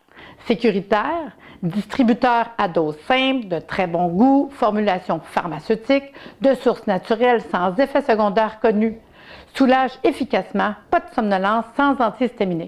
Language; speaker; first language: French; native; French